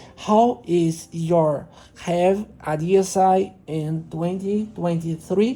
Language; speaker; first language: English; non-native, learner; Portuguese